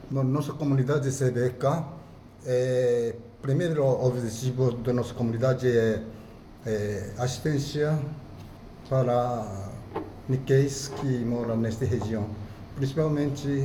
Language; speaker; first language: Portuguese; non-native, fluent; Japanese